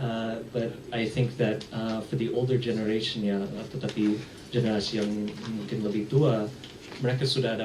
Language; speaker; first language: Indonesian; early bilingual, heritage; English